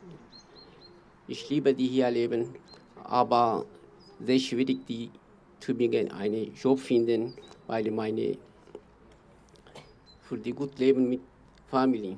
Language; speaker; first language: German; non-native, learner; Kurdish